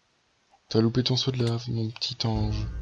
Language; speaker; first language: French; native; French